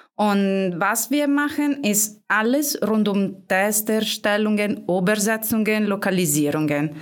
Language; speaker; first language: German; non-native, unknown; Italian